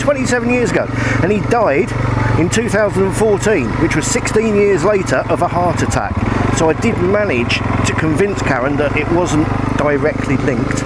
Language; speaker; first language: English; native; English